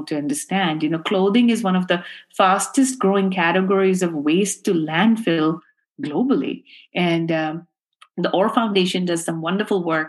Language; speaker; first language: English; non-native, local second language; Urdu